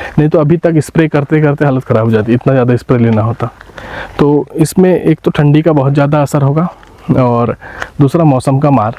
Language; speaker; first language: Hindi; native; Hindi